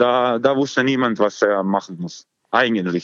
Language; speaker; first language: German; non-native, learner; Croatian